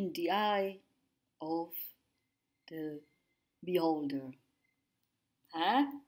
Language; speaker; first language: English; non-native, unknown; Italian